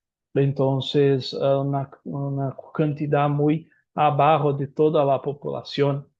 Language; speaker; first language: Spanish; non-native, learner; Portuguese